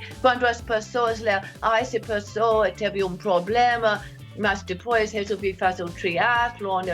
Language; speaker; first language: Portuguese; non-native, fluent; English